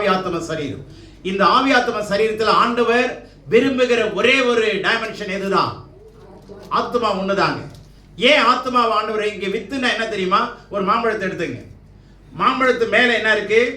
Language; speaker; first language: Tamil; native; Tamil